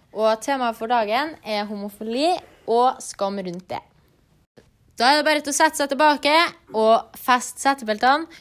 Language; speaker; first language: Norwegian; native; Norwegian